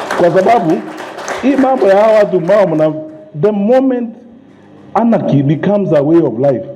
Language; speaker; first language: Swahili; non-native, local second language; Gusii